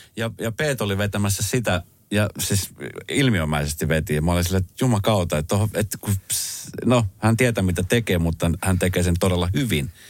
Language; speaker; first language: Finnish; native; Finnish